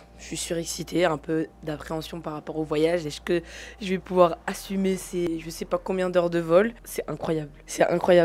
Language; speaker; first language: French; native; French